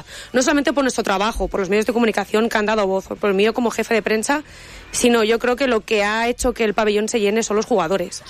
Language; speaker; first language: Spanish; native; Spanish